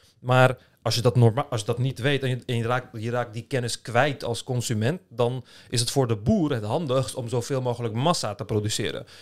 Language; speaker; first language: Dutch; early bilingual, other home language; Turkish